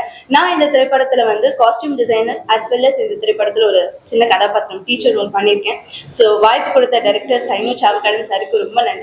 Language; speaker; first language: Tamil; native; Tamil